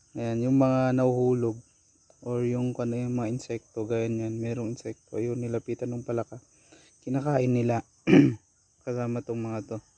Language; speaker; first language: Filipino; non-native, local second language; Iloko